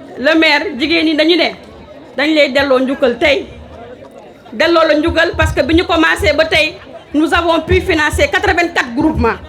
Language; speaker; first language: Wolof; non-native, local second language; Fula